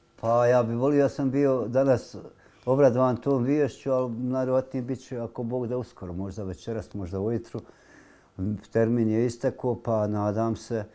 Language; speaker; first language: Serbian; native; Serbian